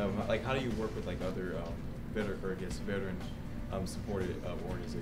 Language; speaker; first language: English; native; English